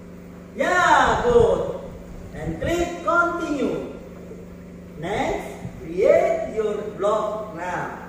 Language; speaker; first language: English; non-native, fluent; Indonesian